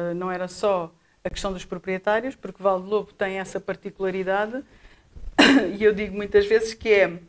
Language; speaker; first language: Portuguese; native; Portuguese